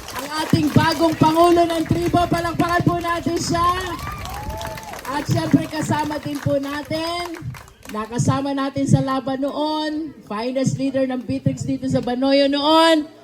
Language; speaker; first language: Filipino; native; Filipino